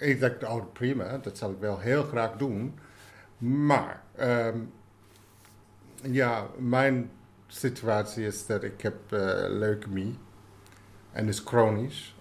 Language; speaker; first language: Dutch; non-native, fluent; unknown